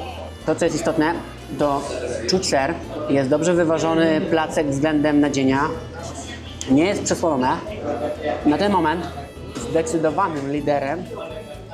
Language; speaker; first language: Polish; native; Polish